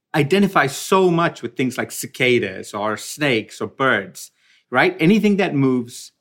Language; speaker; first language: English; non-native, local second language; Tamil